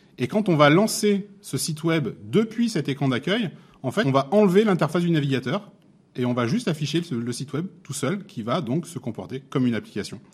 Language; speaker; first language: French; native; French